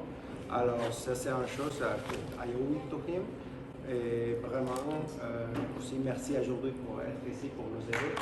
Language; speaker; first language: French; non-native, fluent; Spanish